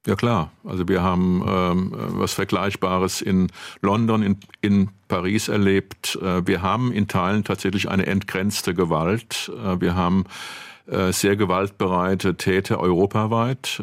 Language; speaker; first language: German; native; German